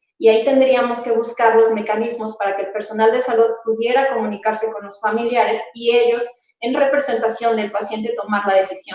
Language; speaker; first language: Spanish; native; Spanish